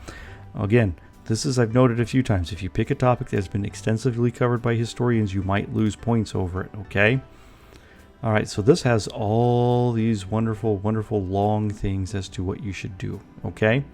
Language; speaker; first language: English; native; English